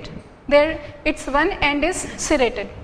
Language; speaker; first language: English; non-native, local second language; Hindi